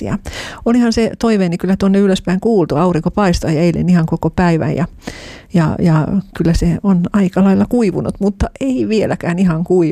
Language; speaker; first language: Finnish; native; Finnish